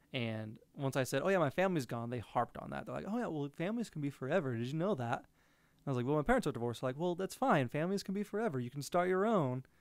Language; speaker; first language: English; native; English